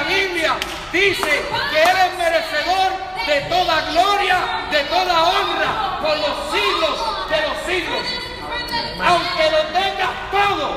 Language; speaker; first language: Spanish; native; Spanish